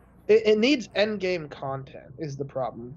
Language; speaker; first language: English; native; English